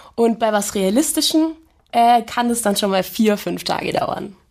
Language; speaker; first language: German; native; German